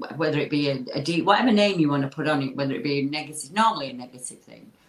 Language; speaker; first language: English; native; English